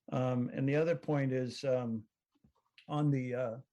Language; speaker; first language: English; native; English